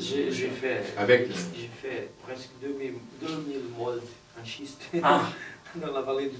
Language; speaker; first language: French; non-native, fluent; Portuguese